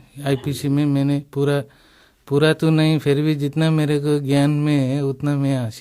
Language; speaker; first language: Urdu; non-native, learner; Nepali